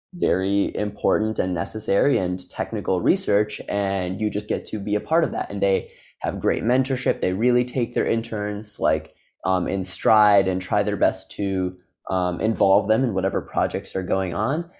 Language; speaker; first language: English; native; English